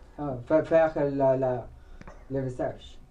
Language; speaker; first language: French; non-native, learner; Spanish